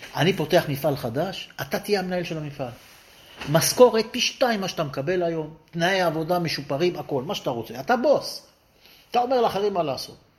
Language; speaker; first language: Hebrew; native; Hebrew